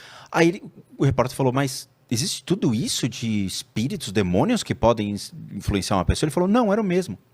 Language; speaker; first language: Portuguese; native; Portuguese